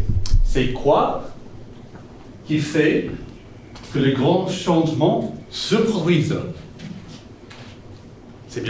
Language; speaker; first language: French; non-native, fluent; English